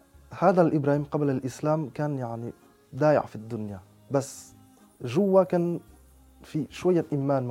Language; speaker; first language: Arabic; non-native, fluent; French